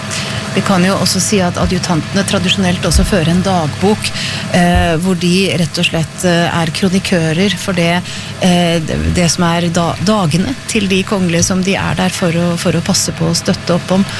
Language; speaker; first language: Norwegian; native; Norwegian